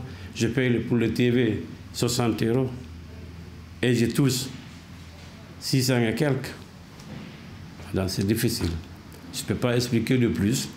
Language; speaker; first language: French; non-native, learner; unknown